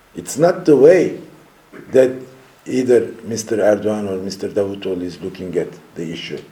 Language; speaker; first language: English; non-native, fluent; Turkish